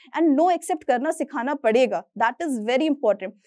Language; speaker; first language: Hindi; native; Hindi